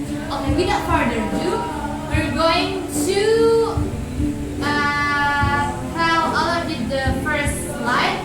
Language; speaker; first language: English; non-native, learner; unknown